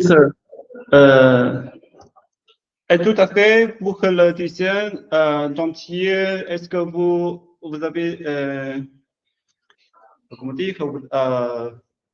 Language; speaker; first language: French; non-native, learner; Chinese